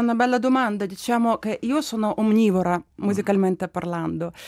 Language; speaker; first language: Italian; non-native, fluent; Ukrainian